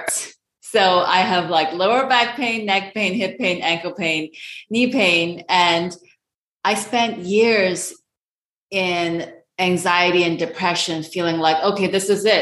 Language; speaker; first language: English; non-native, local second language; Cantonese